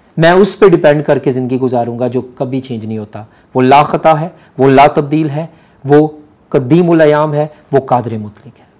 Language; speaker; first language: Urdu; non-native, local second language; Punjabi